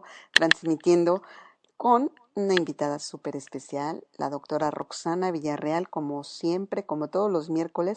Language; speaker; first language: Spanish; native; Spanish